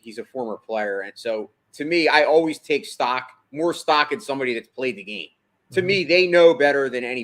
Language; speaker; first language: English; native; English